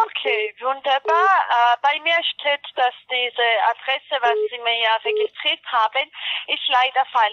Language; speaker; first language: German; non-native, fluent; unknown